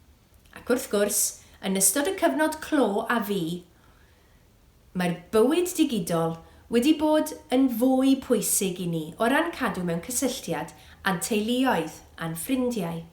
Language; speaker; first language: Welsh; native; Welsh